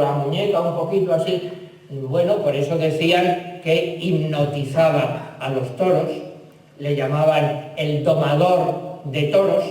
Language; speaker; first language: Spanish; native; Spanish